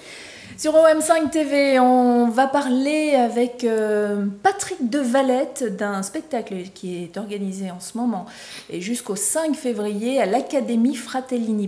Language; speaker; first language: French; native; French